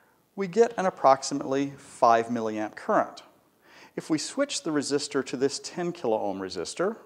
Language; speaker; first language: English; native; English